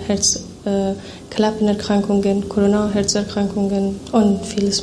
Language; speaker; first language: German; non-native, fluent; Persian